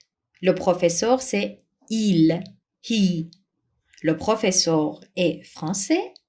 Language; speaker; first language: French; non-native, fluent; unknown